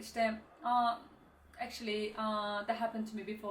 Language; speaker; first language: English; non-native, fluent; Turkish